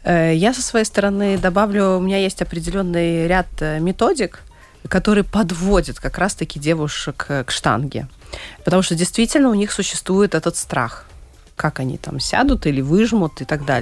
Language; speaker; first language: Russian; native; Russian